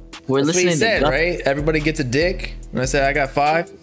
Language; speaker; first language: English; native; English